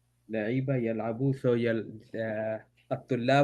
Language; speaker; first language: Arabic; non-native, learner; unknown